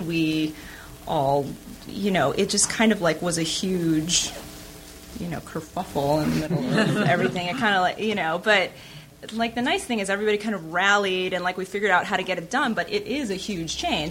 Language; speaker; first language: English; native; English